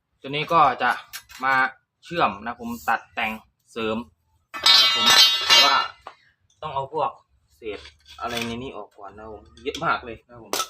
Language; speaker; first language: Thai; native; Thai